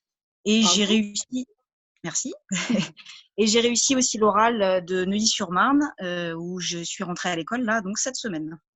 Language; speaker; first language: French; native; French